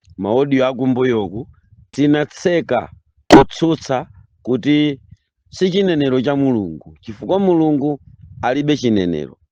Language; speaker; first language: Nyanja; non-native, local second language; Yao